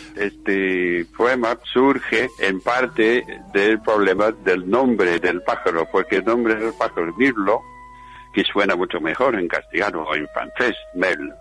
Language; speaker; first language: Spanish; non-native, fluent; English